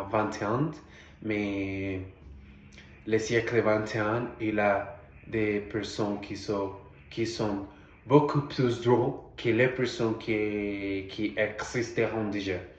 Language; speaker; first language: French; non-native, learner; Portuguese